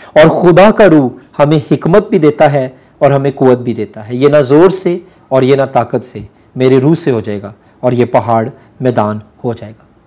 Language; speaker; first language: Urdu; non-native, local second language; Punjabi